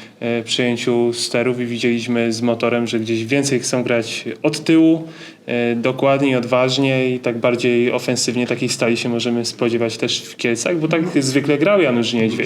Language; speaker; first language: Polish; native; Polish